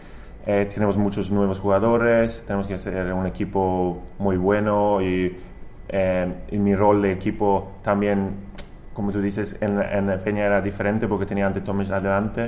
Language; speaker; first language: Spanish; non-native, fluent; Swedish